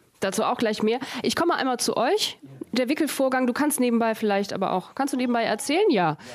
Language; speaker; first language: German; native; German